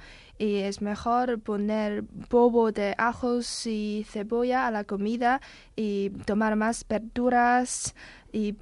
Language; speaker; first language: Spanish; non-native, learner; Chinese